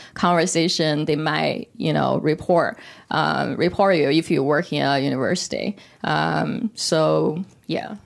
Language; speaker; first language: English; non-native, fluent; Korean